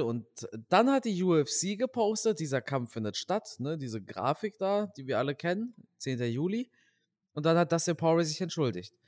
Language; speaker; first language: German; native; German